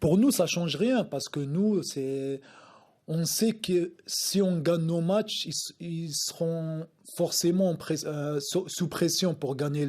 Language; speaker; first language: French; non-native, local second language; Arabic